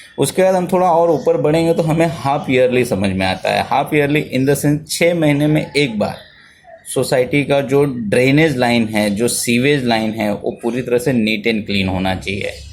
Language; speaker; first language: Hindi; native; Hindi